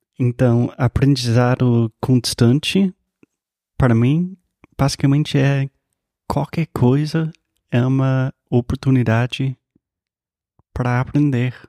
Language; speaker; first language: Portuguese; non-native, fluent; English